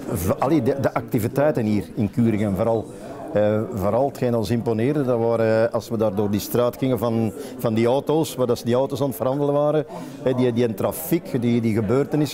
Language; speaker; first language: Dutch; native; Dutch